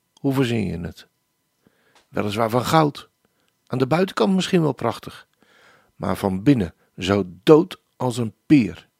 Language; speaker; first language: Dutch; native; Dutch